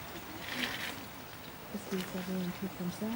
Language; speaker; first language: French; non-native, fluent; Norwegian